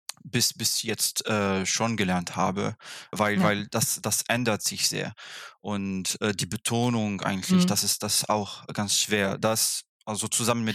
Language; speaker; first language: German; non-native, fluent; Arabic